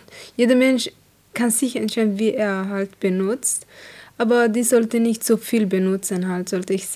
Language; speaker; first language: German; non-native, learner; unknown